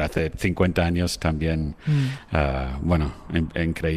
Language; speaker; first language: Spanish; non-native, fluent; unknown